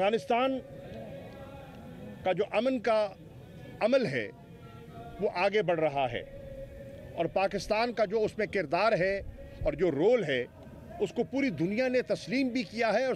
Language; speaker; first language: Urdu; non-native, local second language; Saraiki